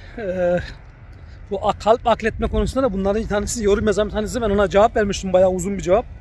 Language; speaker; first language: Turkish; early bilingual, heritage; Turkish